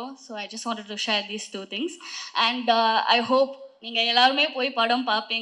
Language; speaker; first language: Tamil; non-native, fluent; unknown